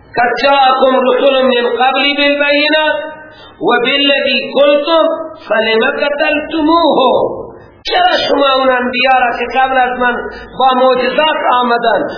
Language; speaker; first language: Persian; native; Persian